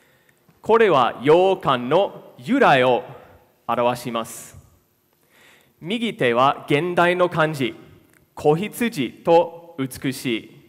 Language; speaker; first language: Japanese; non-native, fluent; English